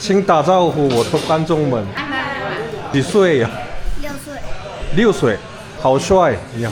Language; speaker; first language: Chinese; non-native, learner; Korean